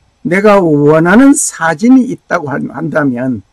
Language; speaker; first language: Korean; native; Korean